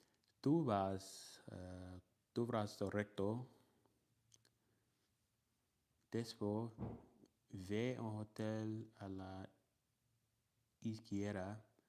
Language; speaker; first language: Spanish; non-native, learner; English